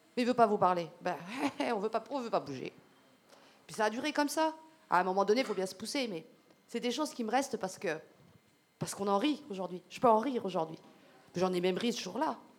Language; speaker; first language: French; native; French